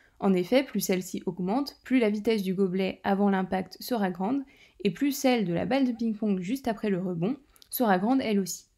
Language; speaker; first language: French; native; French